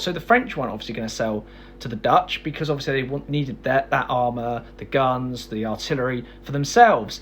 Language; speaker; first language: English; native; English